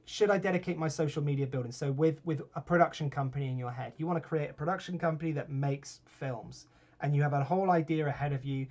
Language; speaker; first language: English; native; English